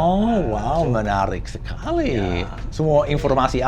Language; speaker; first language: Indonesian; non-native, fluent; English